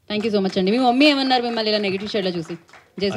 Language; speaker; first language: Telugu; native; Telugu